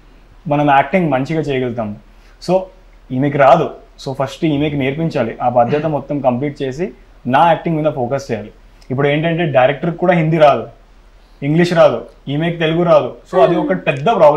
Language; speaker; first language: Telugu; non-native, local second language; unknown